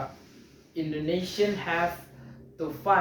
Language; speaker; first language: English; non-native, learner; Indonesian